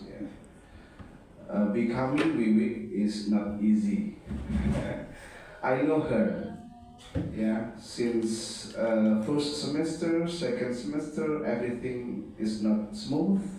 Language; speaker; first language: English; non-native, fluent; Indonesian